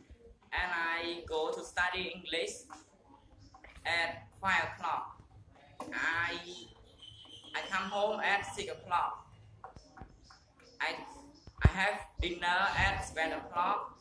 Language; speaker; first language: English; non-native, learner; Khmer